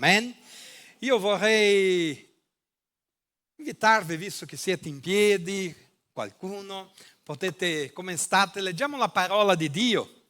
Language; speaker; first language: Italian; non-native, fluent; Portuguese